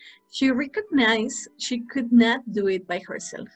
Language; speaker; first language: English; non-native, fluent; Spanish